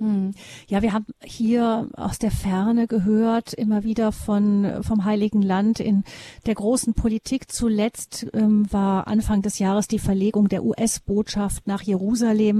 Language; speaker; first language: German; native; German